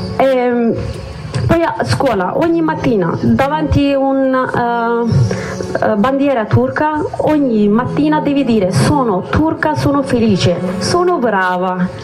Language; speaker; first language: Italian; non-native, learner; Kurdish